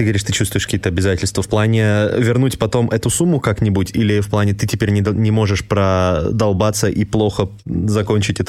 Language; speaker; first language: Russian; native; Russian